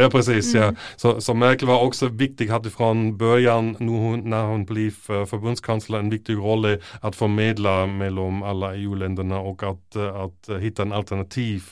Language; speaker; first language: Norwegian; non-native, fluent; German